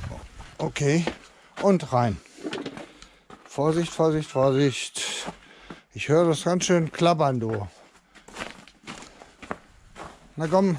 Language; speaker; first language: German; native; German